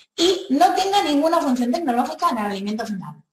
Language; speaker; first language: Spanish; non-native, local second language; Catalan